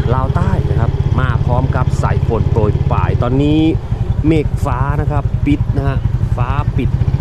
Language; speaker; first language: Thai; native; Thai